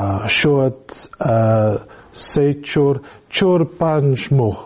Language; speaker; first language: Persian; non-native, learner; English